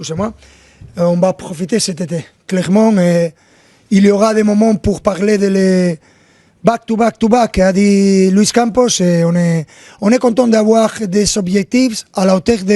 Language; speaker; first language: French; non-native, fluent; Spanish